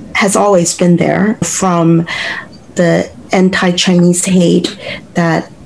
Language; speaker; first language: English; non-native, local second language; Cantonese